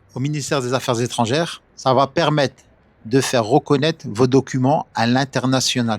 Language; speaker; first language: French; native; French